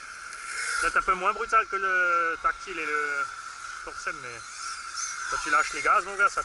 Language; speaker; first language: French; native; French